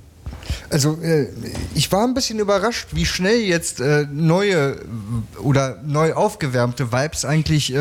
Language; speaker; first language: German; native; German